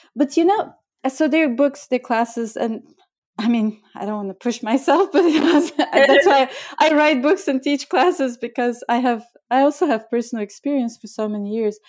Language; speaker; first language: English; non-native, fluent; Bulgarian